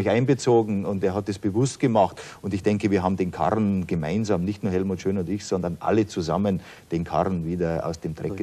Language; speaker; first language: German; native; German